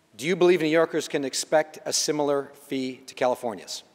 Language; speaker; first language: English; native; English